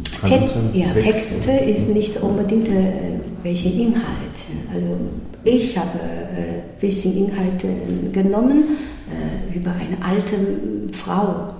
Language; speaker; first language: German; non-native, learner; Chinese